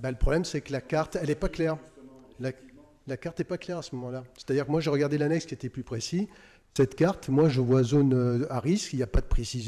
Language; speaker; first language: French; native; French